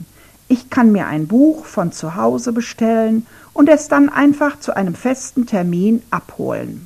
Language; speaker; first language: German; non-native, fluent; Ukrainian